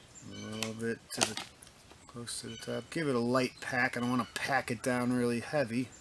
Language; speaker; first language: English; native; English